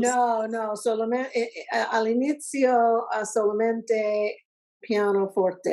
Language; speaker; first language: Italian; non-native, learner; English